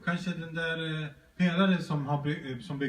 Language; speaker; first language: Swedish; early bilingual, other home language; Spanish